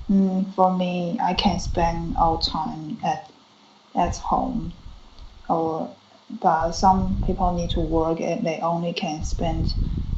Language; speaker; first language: English; non-native, learner; Chinese